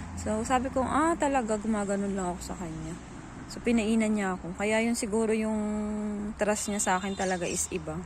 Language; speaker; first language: Filipino; native; Filipino